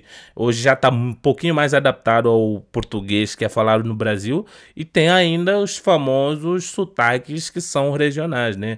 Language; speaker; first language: Portuguese; non-native, fluent; Upper Guinea Crioulo